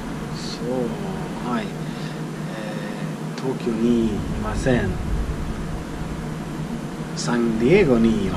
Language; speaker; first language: Japanese; non-native, learner; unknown